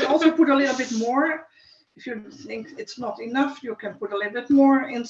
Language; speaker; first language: English; non-native, learner; Dutch